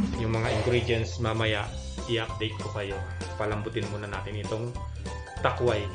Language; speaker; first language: Filipino; non-native, local second language; Pampanga